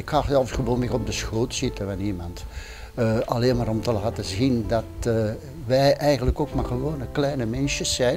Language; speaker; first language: Dutch; native; Dutch